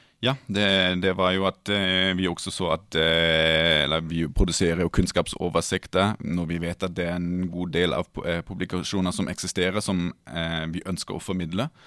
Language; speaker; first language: Norwegian; non-native, fluent; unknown